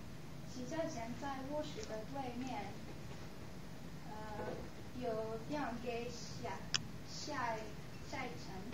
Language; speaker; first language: Chinese; non-native, learner; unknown